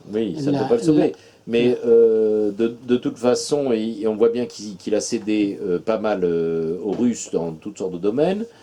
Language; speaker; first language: French; native; French